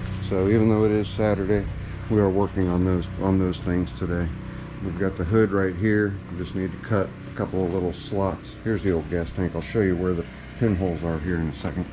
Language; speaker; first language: English; native; English